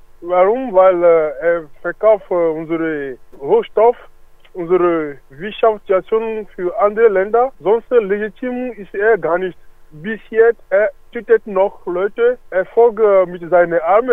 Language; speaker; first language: German; non-native, learner; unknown